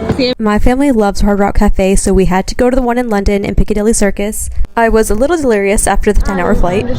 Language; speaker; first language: English; native; English